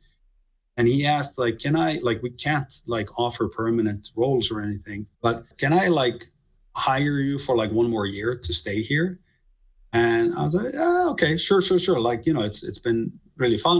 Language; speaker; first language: English; non-native, fluent; Icelandic